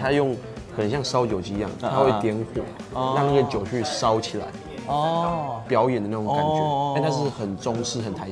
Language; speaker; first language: Chinese; native; Chinese